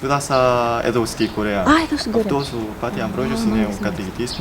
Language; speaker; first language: Greek; non-native, learner; Korean